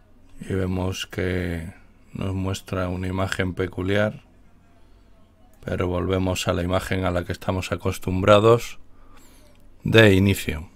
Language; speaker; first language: Spanish; native; Spanish